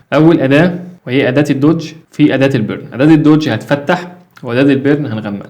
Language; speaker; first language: Arabic; native; Arabic